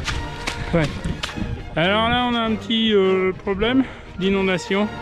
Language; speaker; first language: French; native; French